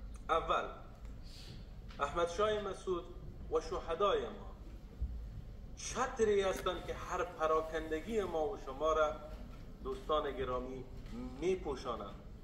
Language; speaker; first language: Persian; native; Persian